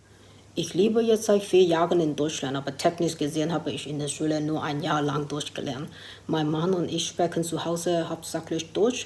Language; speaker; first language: German; non-native, fluent; Thai